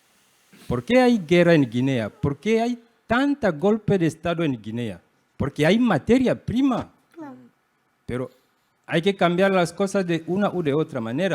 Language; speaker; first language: Spanish; non-native, fluent; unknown